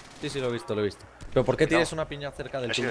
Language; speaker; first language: Spanish; native; Spanish